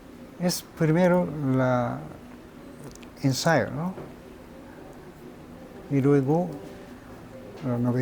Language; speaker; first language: Spanish; non-native, fluent; Japanese